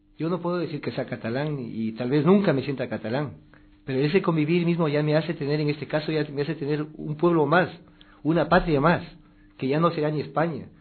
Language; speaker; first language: Spanish; native; Spanish